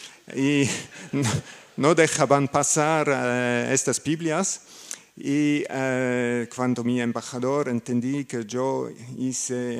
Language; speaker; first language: Spanish; non-native, learner; German